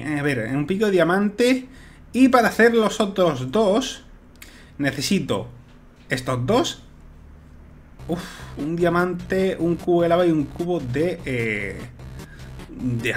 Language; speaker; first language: Spanish; native; Spanish